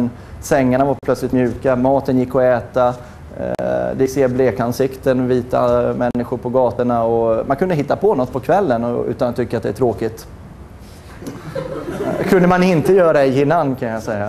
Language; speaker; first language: Swedish; native; Swedish